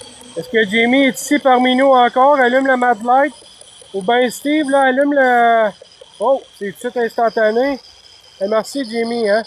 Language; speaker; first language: French; native; French